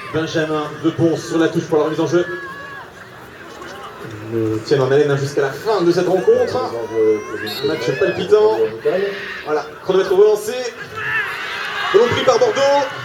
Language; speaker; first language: French; native; French